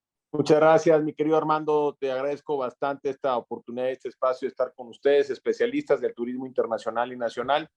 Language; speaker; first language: Spanish; native; Spanish